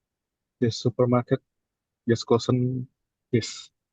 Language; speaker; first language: German; non-native, learner; Indonesian